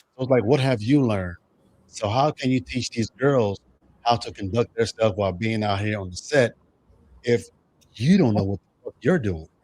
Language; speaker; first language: English; native; English